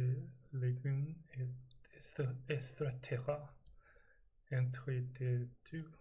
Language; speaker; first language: French; non-native, learner; English